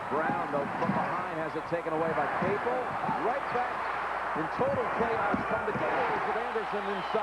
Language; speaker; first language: English; native; English